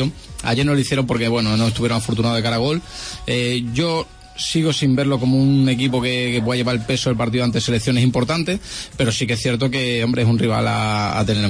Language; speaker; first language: Spanish; native; Spanish